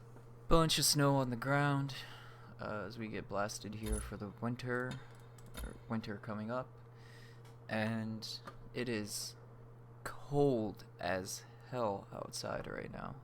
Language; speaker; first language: English; native; English